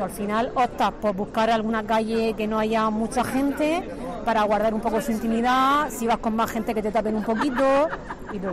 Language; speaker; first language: Spanish; native; Spanish